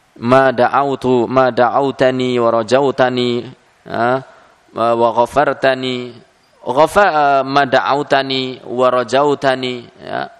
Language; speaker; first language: Indonesian; native; Indonesian